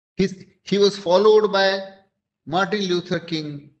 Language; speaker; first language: English; non-native, local second language; Marathi